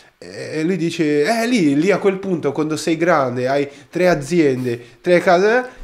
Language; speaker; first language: Italian; native; Italian